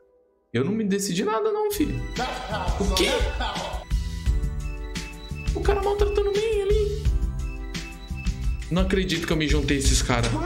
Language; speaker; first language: Portuguese; native; Portuguese